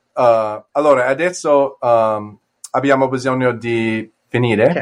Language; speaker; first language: Italian; non-native, learner; English